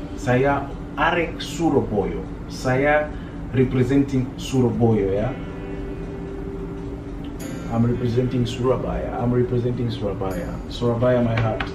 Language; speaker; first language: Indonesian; non-native, fluent; Nyanja